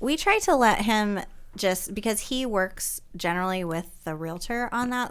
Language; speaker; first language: English; native; English